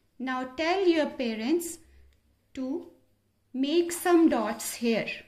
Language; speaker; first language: English; non-native, local second language; Hindi